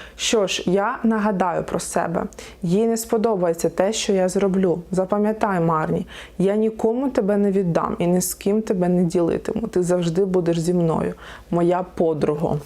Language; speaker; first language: Ukrainian; non-native, local second language; Russian